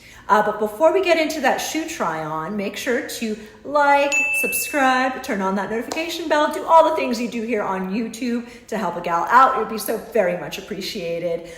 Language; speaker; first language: English; native; English